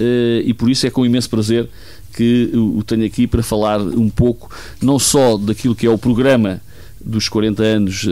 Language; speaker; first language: Portuguese; native; Portuguese